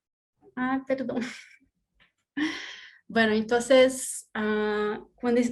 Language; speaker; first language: Spanish; non-native, learner; Portuguese